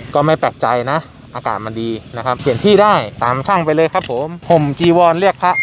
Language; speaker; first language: Thai; native; Thai